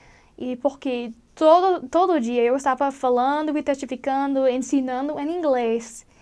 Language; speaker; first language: Portuguese; non-native, learner; English